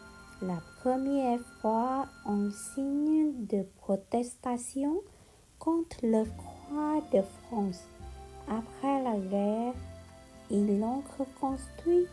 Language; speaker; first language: French; non-native, learner; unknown